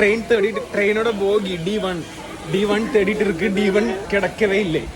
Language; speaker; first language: Tamil; non-native, learner; Malayalam